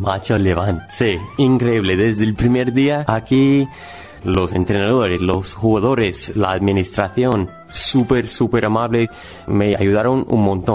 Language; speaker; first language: Spanish; non-native, fluent; English